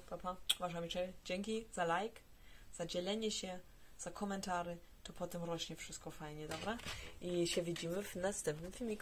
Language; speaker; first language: Polish; early bilingual, heritage; Polish